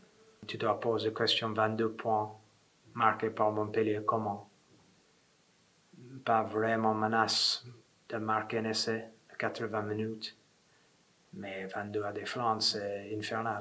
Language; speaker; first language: French; non-native, fluent; English